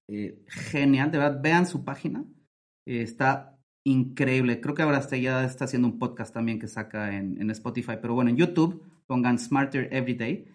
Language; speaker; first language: Spanish; native; Spanish